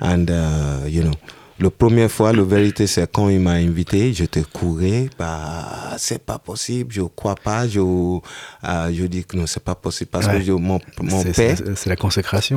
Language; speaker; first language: French; non-native, learner; Yoruba